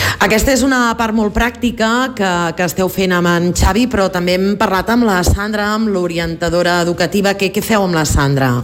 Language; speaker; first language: Catalan; native; Catalan